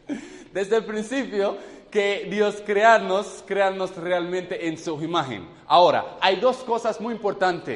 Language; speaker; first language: Spanish; non-native, fluent; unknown